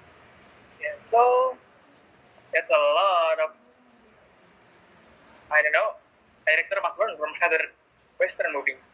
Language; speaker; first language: English; non-native, learner; Indonesian